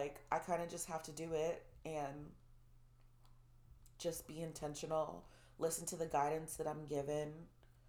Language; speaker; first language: English; native; English